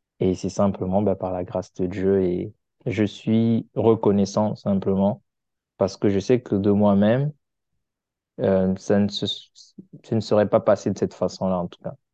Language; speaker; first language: French; non-native, local second language; Lingala